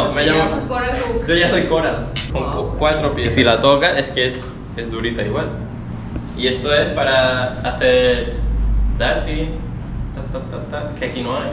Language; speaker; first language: Spanish; native; Spanish